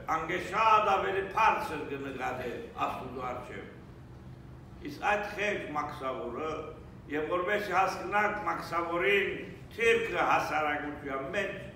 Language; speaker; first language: Armenian; early bilingual, heritage; Armenian